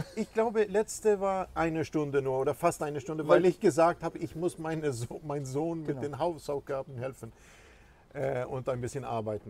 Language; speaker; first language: German; non-native, fluent; Swedish